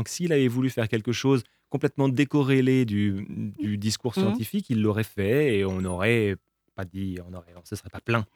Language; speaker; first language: French; native; French